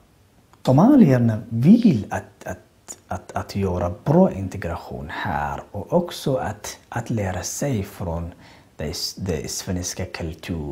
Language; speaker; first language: Swedish; non-native, learner; Somali